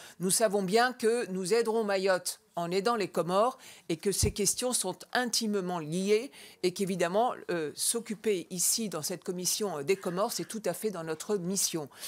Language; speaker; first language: French; native; French